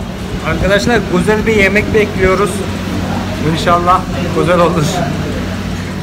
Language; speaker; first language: Turkish; non-native, fluent; Malayalam